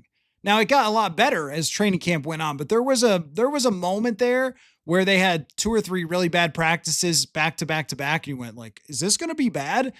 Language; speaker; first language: English; native; English